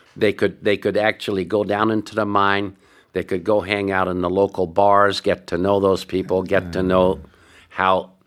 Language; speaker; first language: English; early bilingual, other home language; Hungarian